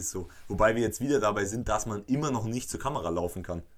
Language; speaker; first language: German; native; German